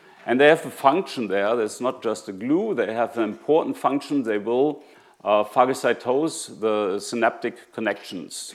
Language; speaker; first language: English; non-native, fluent; German